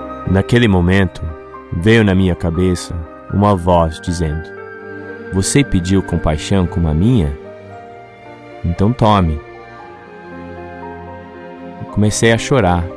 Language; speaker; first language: Portuguese; non-native, fluent; English